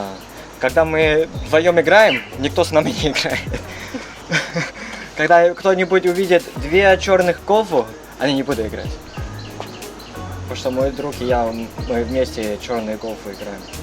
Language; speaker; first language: Russian; early bilingual, heritage; Russian